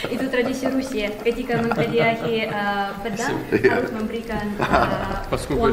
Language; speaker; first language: Indonesian; non-native, fluent; Russian